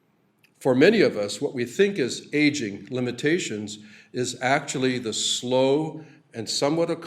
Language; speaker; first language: English; native; English